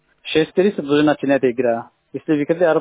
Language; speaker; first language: Russian; non-native, learner; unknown